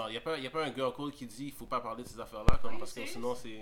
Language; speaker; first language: French; native; French